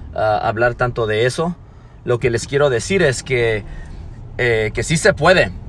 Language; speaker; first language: Spanish; early bilingual, heritage; Spanish